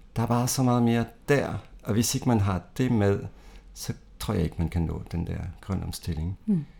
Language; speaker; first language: Danish; non-native, fluent; French